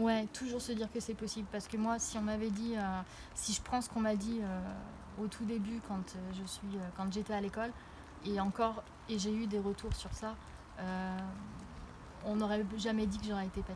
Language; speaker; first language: French; native; French